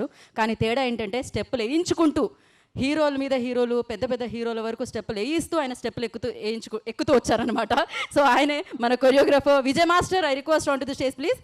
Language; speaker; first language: Telugu; native; Telugu